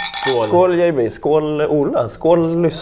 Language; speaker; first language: Swedish; native; Swedish